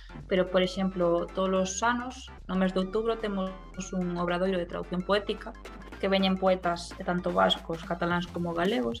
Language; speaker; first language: Galician; non-native, local second language; Spanish